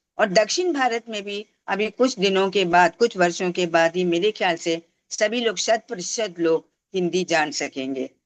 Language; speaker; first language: Hindi; non-native, local second language; Tamil